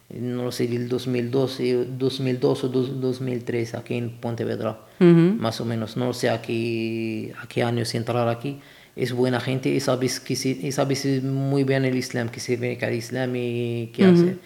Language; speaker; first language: Spanish; non-native, learner; Arabic